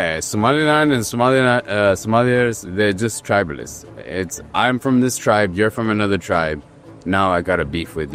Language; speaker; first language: English; early bilingual, other home language; Somali